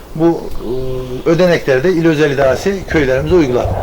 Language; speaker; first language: Turkish; native; Turkish